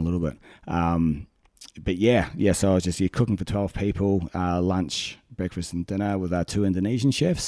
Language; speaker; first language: English; native; English